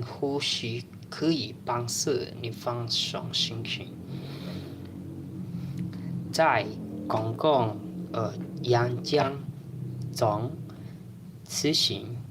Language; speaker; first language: Chinese; non-native, learner; Indonesian